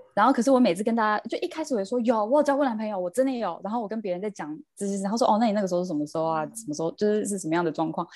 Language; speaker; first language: Chinese; early bilingual, heritage; Chinese